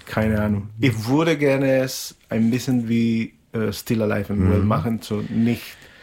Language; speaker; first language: German; non-native, fluent; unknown